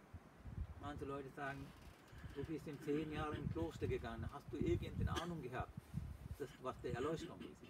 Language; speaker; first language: German; non-native, fluent; Sinhala